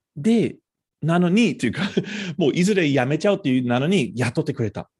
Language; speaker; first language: Japanese; non-native, fluent; English